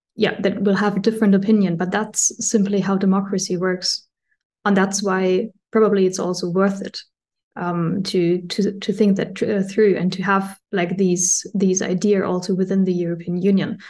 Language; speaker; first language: English; non-native, fluent; German